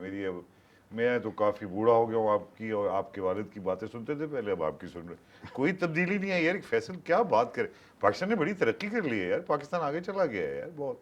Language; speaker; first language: Urdu; native; Urdu